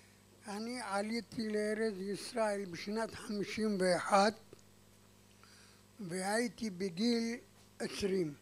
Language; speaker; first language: Hebrew; non-native, fluent; Arabic